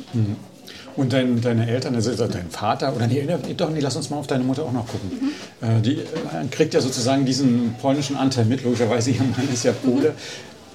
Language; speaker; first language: German; native; German